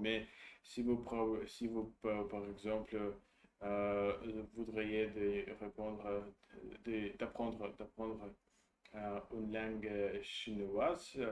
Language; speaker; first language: French; non-native, learner; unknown